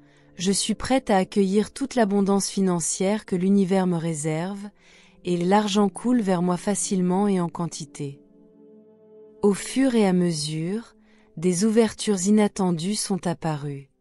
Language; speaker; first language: French; native; French